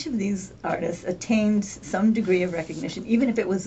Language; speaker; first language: English; native; English